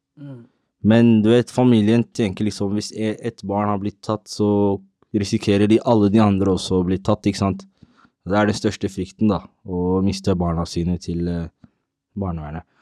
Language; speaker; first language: Norwegian; early bilingual, other home language; Somali